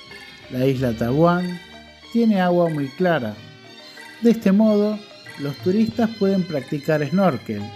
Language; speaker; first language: Spanish; non-native, fluent; Indonesian